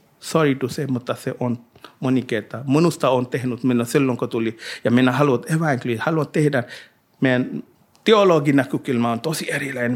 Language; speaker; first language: Finnish; non-native, learner; Hindi